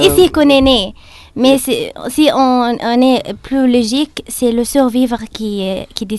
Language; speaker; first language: French; non-native, fluent; Arabic